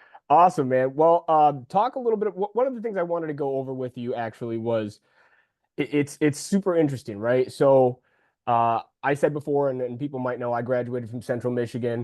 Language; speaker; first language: English; native; English